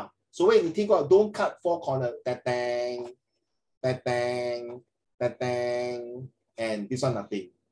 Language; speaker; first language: English; non-native, local second language; Chinese